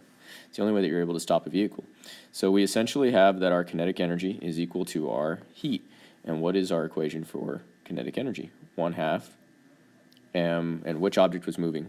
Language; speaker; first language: English; native; English